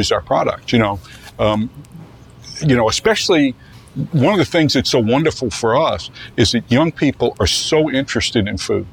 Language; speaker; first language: English; native; English